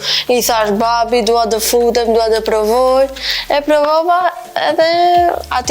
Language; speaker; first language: Albanian; early bilingual, heritage; Albanian